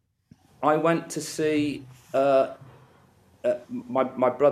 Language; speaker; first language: English; native; English